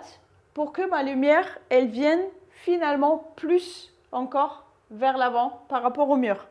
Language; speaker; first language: French; native; French